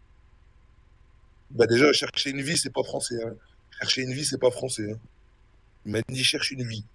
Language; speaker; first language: French; native; French